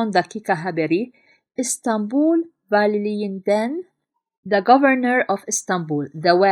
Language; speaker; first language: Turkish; non-native, fluent; Arabic